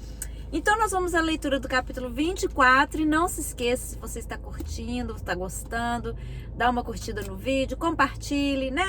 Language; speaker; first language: Portuguese; native; Portuguese